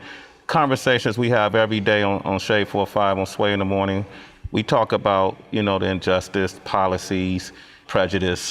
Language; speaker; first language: English; native; English